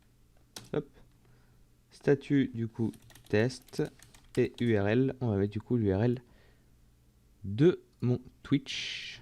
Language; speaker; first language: French; native; French